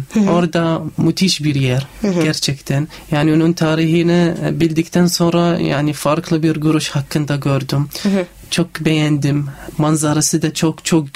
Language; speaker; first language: Turkish; non-native, fluent; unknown